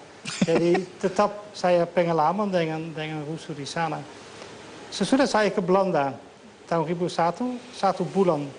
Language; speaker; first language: Indonesian; non-native, fluent; Dutch